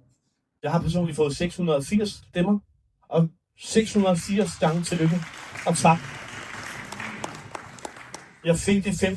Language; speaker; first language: Danish; early bilingual, other home language; Urdu